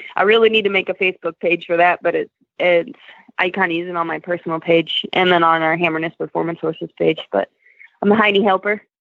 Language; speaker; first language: English; native; English